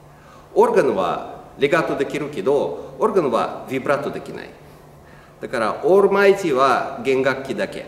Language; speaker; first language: Japanese; non-native, learner; Russian